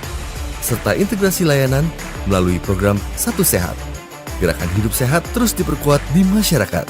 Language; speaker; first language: Indonesian; native; Indonesian